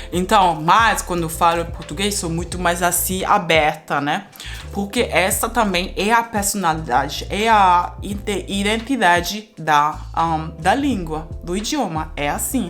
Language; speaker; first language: Portuguese; non-native, fluent; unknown